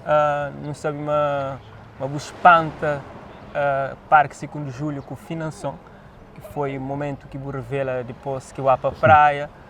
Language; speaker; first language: Portuguese; non-native, local second language; Kabuverdianu